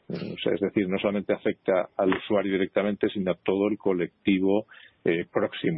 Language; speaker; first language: Spanish; native; Spanish